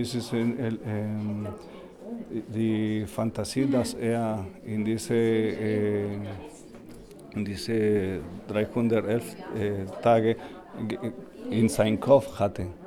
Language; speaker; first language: German; non-native, learner; Spanish